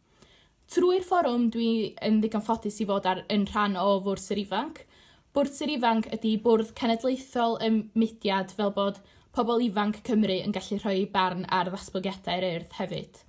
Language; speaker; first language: Welsh; native; Welsh